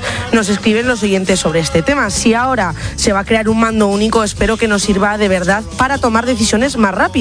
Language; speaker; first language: Spanish; native; Spanish